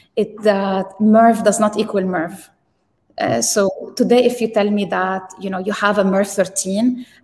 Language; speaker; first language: English; non-native, fluent; Arabic